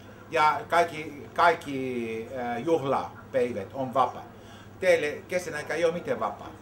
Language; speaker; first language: Finnish; non-native, learner; Greek